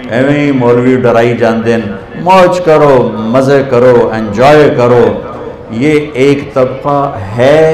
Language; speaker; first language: Urdu; non-native, local second language; Punjabi